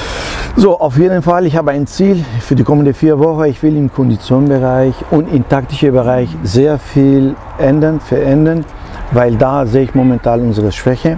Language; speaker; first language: German; non-native, fluent; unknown